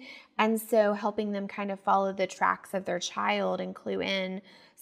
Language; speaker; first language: English; native; English